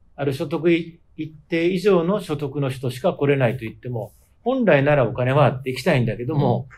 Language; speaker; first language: Japanese; native; Japanese